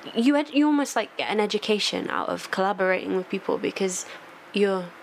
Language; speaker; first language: English; native; English